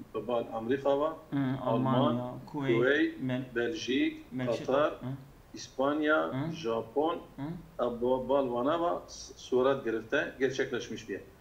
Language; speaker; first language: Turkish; non-native, local second language; Kurdish